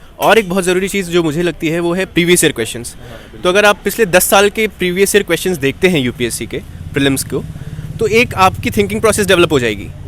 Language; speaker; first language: Hindi; native; Hindi